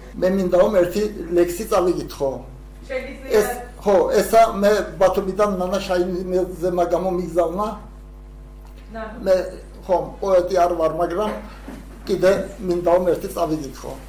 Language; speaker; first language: Georgian; early bilingual, heritage; Georgian